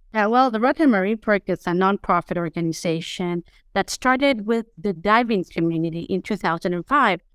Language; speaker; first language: English; non-native, fluent; Spanish